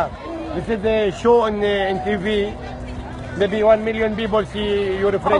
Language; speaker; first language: English; non-native, learner; Arabic